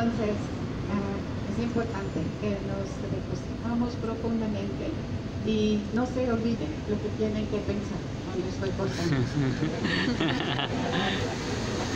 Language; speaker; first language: Spanish; non-native, fluent; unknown